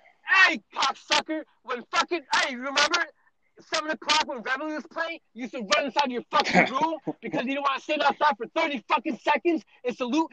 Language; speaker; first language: English; non-native, fluent; Spanish